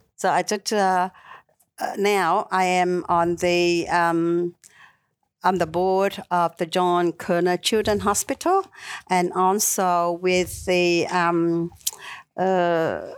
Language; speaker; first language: English; non-native, learner; Vietnamese